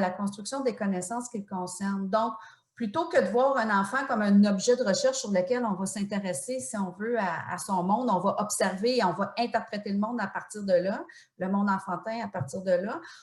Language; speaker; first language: French; native; French